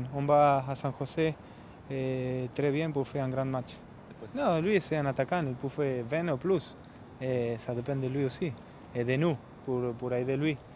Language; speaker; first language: French; non-native, learner; Spanish